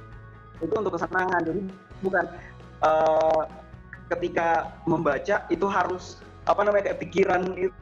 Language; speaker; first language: Indonesian; non-native, local second language; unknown